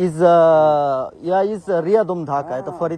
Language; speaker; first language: Russian; non-native, learner; Bangla